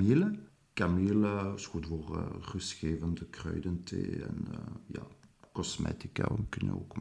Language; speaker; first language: Dutch; non-native, local second language; French